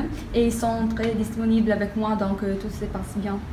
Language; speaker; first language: French; non-native, learner; Italian